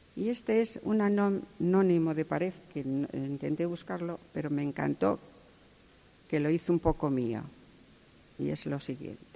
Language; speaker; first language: Spanish; native; Spanish